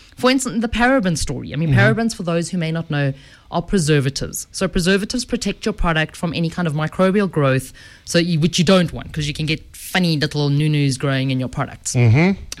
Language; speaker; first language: English; native; English